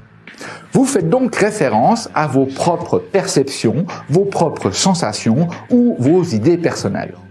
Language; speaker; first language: French; native; French